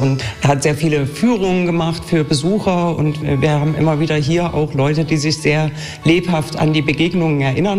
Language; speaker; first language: German; native; German